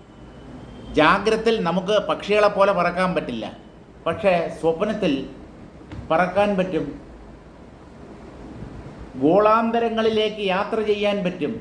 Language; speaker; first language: Malayalam; native; Malayalam